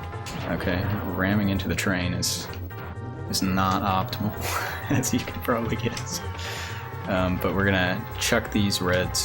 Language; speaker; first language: English; native; English